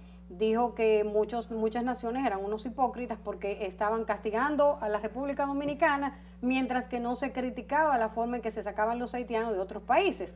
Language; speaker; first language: Spanish; native; Spanish